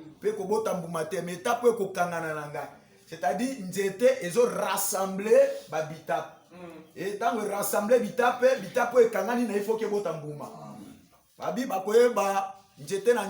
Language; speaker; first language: Lingala; native; Lingala